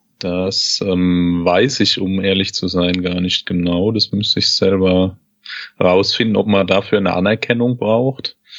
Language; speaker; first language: German; native; German